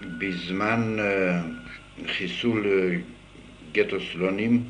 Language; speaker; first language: Hebrew; non-native, fluent; Yiddish